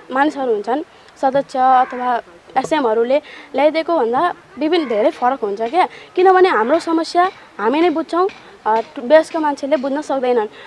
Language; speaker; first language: Nepali; native; Nepali